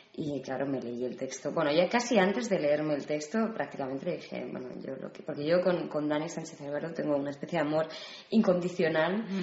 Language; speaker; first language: Spanish; native; Spanish